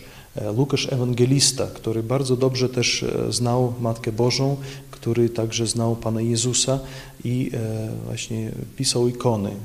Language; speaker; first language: Polish; non-native, local second language; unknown